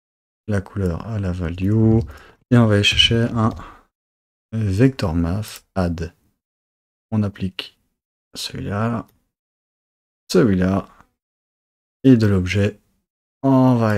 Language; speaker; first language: French; native; French